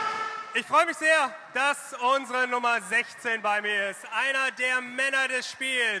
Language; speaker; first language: German; native; German